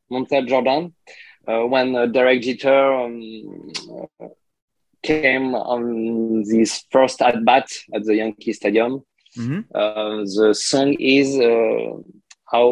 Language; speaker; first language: English; non-native, learner; French